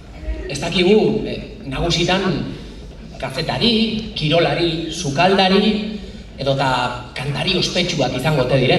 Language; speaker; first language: Basque; native; Basque